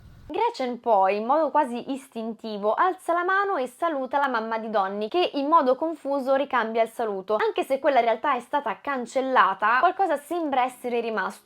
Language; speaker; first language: Italian; native; Italian